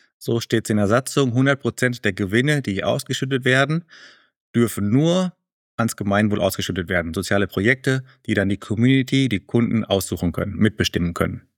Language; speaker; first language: German; early bilingual, other home language; Spanish